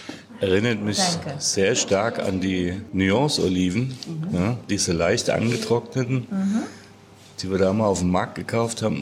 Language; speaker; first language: German; native; German